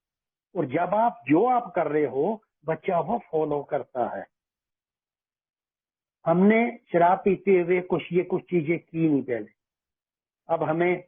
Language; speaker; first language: Hindi; native; Hindi